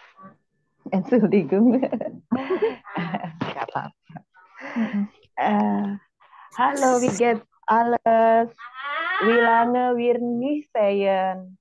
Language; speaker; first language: German; non-native, learner; Indonesian